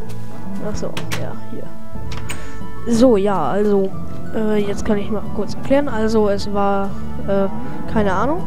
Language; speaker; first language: German; native; German